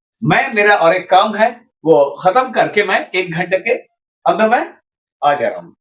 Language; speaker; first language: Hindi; non-native, local second language; Bangla